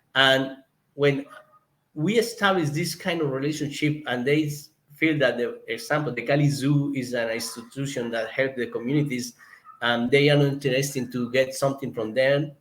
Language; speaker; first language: English; non-native, learner; Spanish